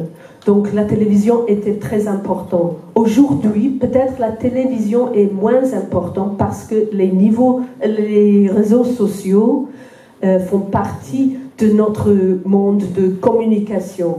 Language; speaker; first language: French; non-native, fluent; Welsh